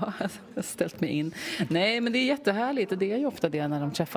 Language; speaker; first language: Swedish; native; Swedish